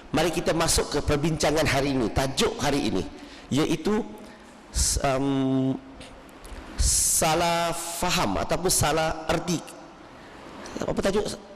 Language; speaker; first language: Malay; non-native, local second language; Min Nan Chinese